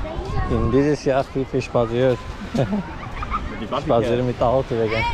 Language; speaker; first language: German; non-native, learner; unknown